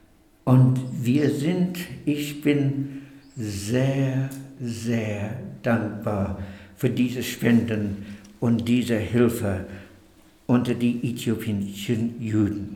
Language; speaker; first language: German; non-native, fluent; English